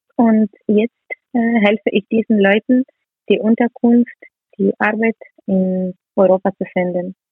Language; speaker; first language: German; non-native, learner; Ukrainian